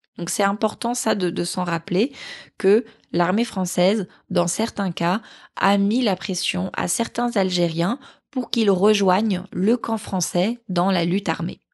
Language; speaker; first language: French; native; French